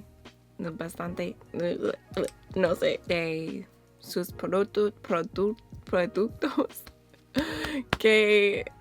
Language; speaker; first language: Spanish; non-native, learner; English